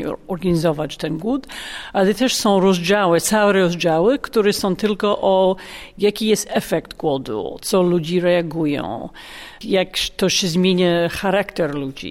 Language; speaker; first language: Polish; non-native, fluent; English